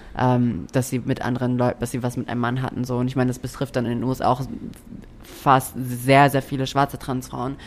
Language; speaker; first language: German; native; German